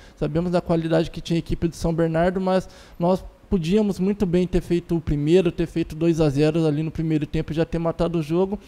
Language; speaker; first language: Portuguese; native; Portuguese